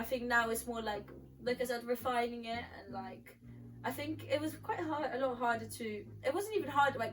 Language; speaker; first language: English; native; English